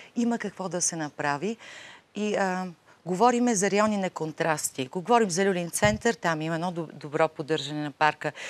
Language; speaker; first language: Bulgarian; native; Bulgarian